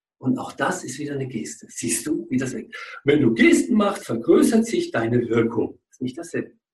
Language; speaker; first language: German; native; German